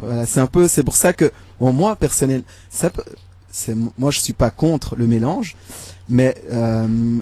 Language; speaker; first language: French; native; French